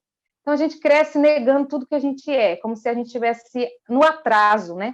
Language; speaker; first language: Portuguese; native; Portuguese